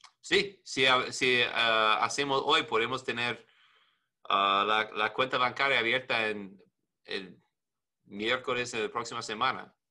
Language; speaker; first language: Spanish; non-native, learner; English